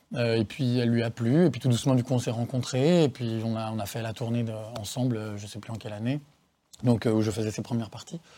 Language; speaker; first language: French; native; French